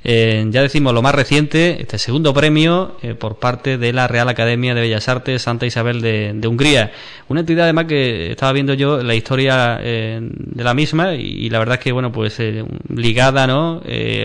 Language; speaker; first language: Spanish; native; Spanish